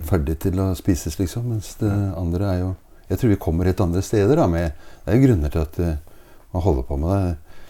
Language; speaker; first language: Norwegian; native; Norwegian